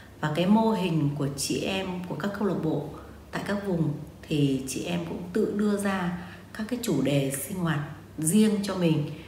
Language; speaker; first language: Vietnamese; native; Vietnamese